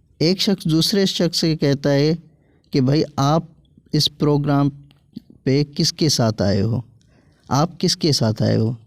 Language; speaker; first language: Urdu; native; Urdu